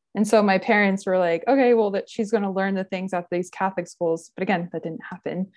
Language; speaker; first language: English; native; English